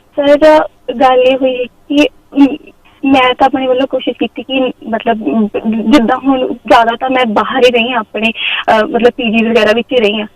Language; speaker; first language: Punjabi; non-native, local second language; Hindi